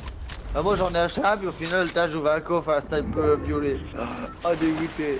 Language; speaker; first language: French; native; French